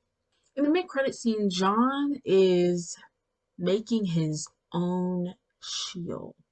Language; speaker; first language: English; native; English